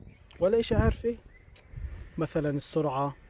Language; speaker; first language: Arabic; native; Arabic